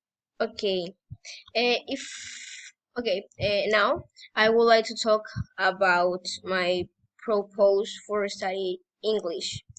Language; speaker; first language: English; non-native, learner; Spanish